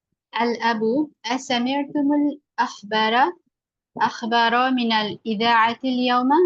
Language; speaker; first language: Arabic; non-native, learner; Bangla